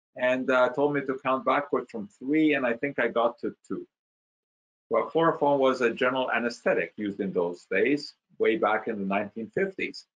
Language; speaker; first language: English; non-native, fluent; Hungarian